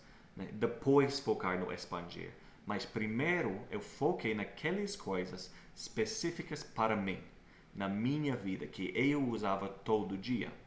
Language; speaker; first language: Portuguese; non-native, fluent; English